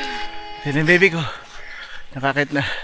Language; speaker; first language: Filipino; native; Filipino